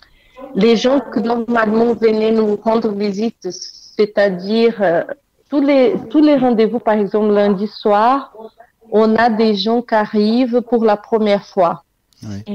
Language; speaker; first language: French; non-native, fluent; Portuguese